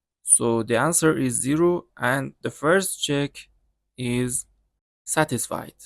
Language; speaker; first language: English; non-native, learner; Persian